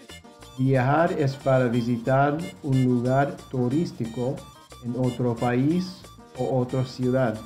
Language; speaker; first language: Spanish; non-native, fluent; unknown